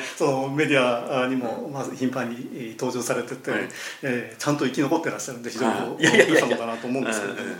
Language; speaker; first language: Japanese; native; Japanese